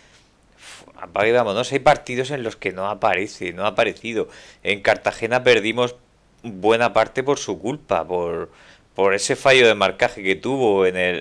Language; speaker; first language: Spanish; native; Spanish